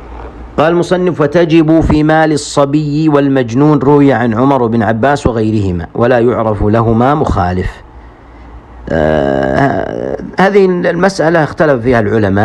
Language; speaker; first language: Arabic; native; Arabic